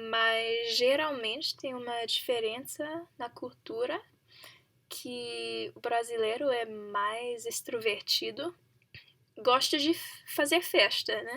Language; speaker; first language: Portuguese; non-native, learner; English